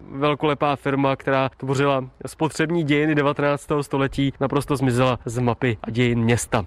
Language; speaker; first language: Czech; native; Czech